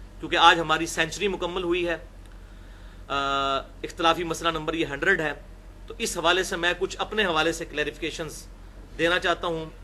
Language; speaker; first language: Urdu; non-native, local second language; Punjabi